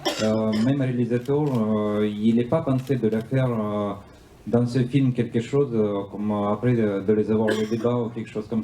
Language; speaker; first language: French; non-native, learner; Russian